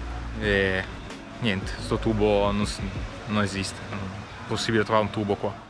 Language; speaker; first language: Italian; native; Italian